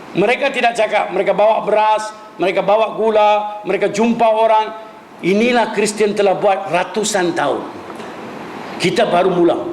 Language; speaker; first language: Malay; non-native, local second language; Min Nan Chinese